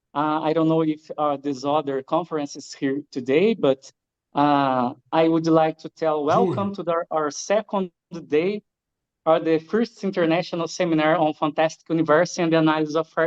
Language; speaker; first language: English; non-native, learner; Portuguese